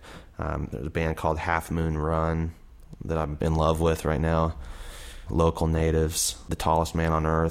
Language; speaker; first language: English; native; English